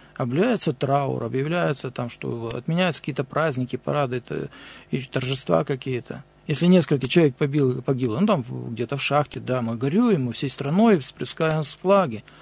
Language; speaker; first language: Russian; native; Russian